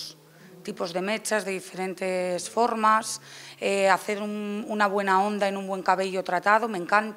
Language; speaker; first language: Spanish; native; Spanish